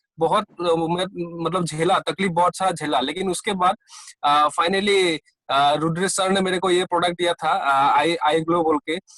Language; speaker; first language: Hindi; non-native, local second language; Assamese